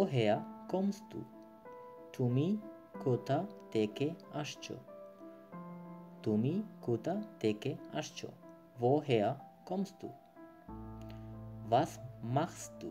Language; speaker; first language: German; non-native, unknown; Bangla